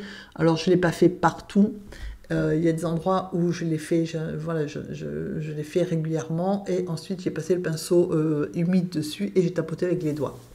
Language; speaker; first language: French; native; French